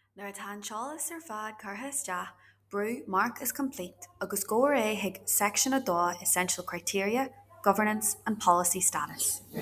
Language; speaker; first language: Irish; native; Irish